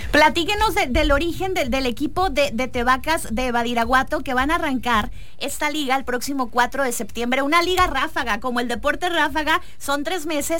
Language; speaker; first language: Spanish; native; Spanish